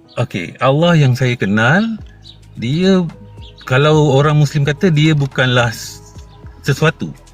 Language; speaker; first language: Malay; native; Malay